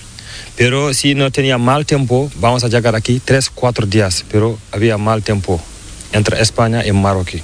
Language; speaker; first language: Spanish; non-native, learner; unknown